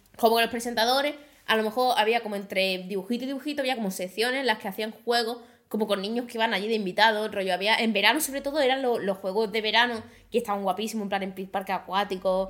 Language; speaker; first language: Spanish; native; Spanish